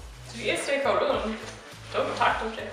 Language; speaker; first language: Czech; non-native, learner; English